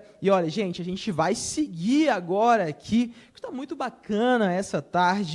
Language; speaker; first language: Portuguese; native; Portuguese